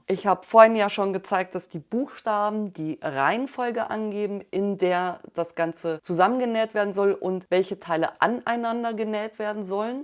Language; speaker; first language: German; native; German